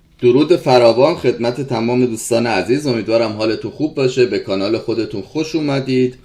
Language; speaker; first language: Persian; early bilingual, heritage; Persian